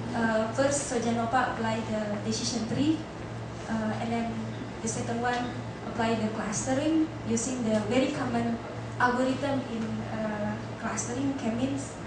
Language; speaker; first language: English; non-native, fluent; Indonesian